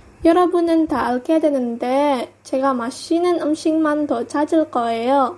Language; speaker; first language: Korean; non-native, learner; Indonesian